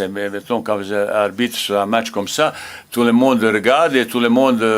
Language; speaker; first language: French; non-native, learner; Bosnian